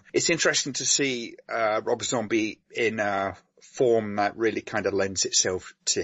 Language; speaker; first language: English; native; English